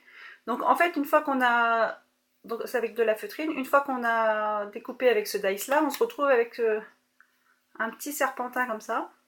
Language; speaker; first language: French; native; French